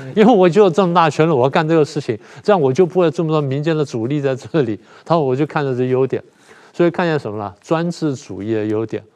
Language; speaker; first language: Chinese; native; Chinese